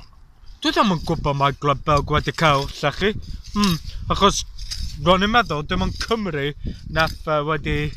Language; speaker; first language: Welsh; non-native, learner; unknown